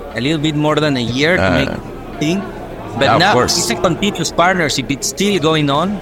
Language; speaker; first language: English; non-native, fluent; Spanish